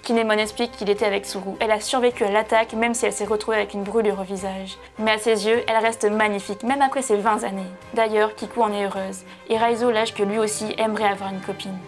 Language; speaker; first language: French; native; French